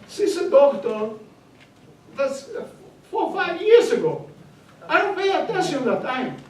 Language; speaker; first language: English; non-native, learner; Greek